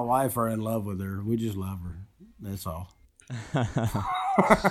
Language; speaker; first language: English; native; English